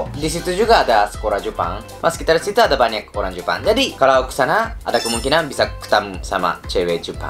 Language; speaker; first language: Indonesian; non-native, learner; Japanese